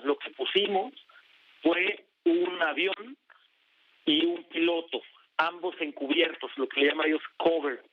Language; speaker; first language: Spanish; native; Spanish